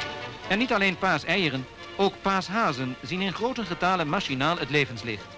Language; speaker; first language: Dutch; native; Dutch